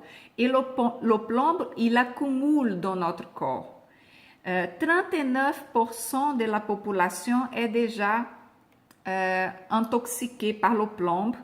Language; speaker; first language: French; non-native, fluent; Portuguese